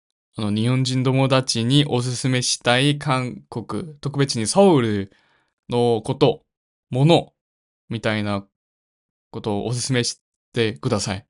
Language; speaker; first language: Japanese; non-native, learner; Korean